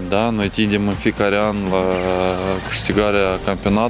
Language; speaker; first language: Romanian; non-native, local second language; Russian